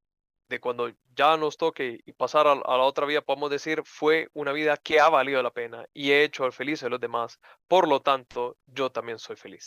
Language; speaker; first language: Spanish; native; Spanish